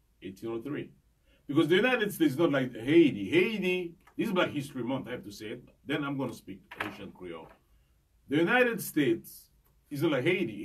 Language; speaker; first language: English; non-native, fluent; Haitian Creole